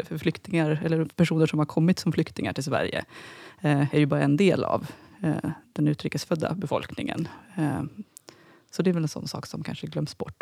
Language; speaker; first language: Swedish; native; Swedish